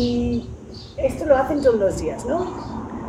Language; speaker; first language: Spanish; non-native, fluent; English